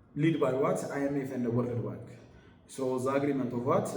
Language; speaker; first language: English; non-native, local second language; Amharic